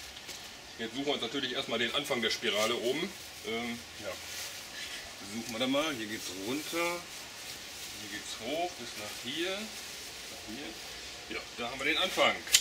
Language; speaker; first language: German; native; German